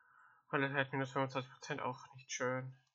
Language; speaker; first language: German; native; German